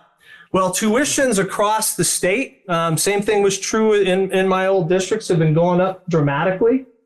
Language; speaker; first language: English; native; English